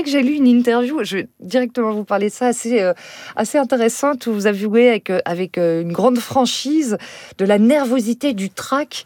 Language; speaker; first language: French; native; French